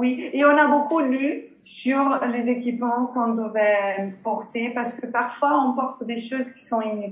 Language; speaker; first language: French; non-native, fluent; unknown